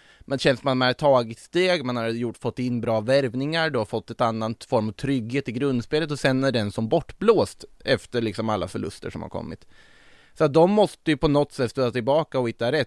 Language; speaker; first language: Swedish; native; Swedish